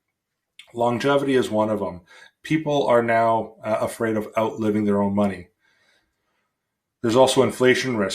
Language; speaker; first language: English; native; English